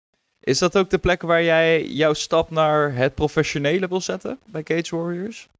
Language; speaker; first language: Dutch; native; Dutch